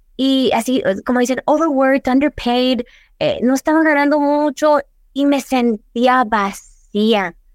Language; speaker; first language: Spanish; early bilingual, heritage; Spanish